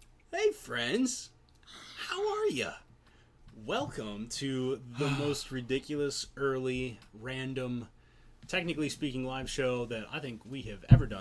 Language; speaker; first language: English; native; English